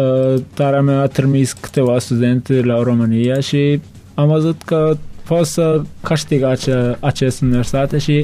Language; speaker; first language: Romanian; non-native, learner; Turkmen